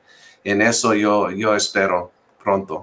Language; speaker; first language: Spanish; early bilingual, heritage; English